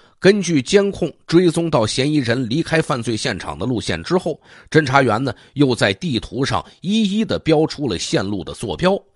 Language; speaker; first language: Chinese; native; Chinese